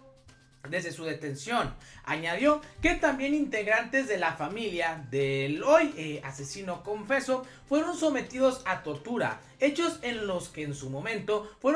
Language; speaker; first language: Spanish; native; Spanish